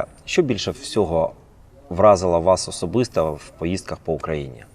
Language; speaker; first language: Ukrainian; native; Ukrainian